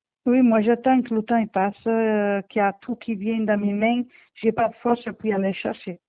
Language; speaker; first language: French; non-native, learner; Portuguese